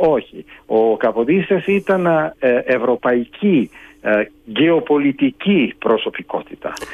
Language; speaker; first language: Greek; non-native, fluent; Italian